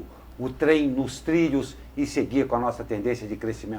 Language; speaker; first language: Portuguese; native; Portuguese